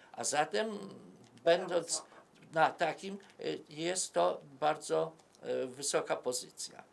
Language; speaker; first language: Polish; native; Polish